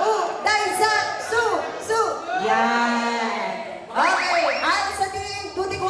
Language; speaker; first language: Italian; non-native, learner; Filipino